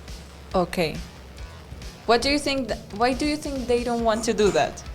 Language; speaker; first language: English; non-native, fluent; Spanish